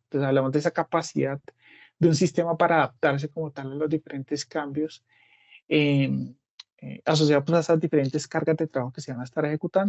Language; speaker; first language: Spanish; native; Spanish